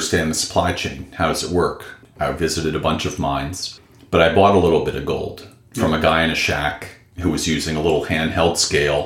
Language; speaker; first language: English; native; English